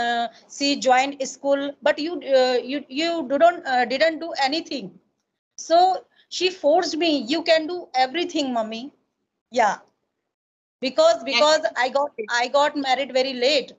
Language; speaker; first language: English; non-native, learner; Hindi